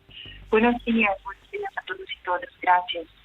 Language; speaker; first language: Spanish; non-native, fluent; Italian